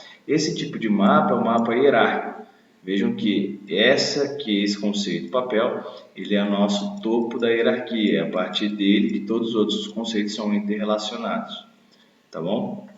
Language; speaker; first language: Portuguese; native; Portuguese